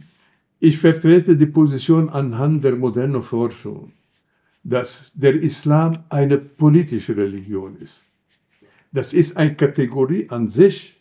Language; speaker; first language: German; non-native, fluent; Arabic